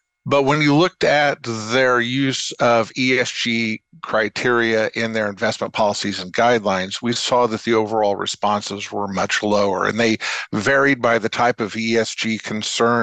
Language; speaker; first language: English; native; English